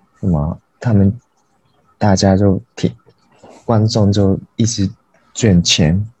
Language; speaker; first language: Chinese; non-native, learner; Japanese